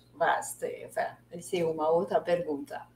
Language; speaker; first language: Portuguese; non-native, fluent; French